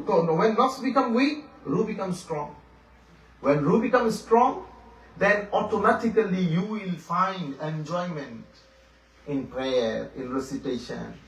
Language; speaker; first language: English; non-native, local second language; Bangla